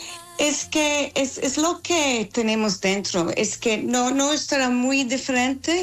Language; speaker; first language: Spanish; non-native, fluent; English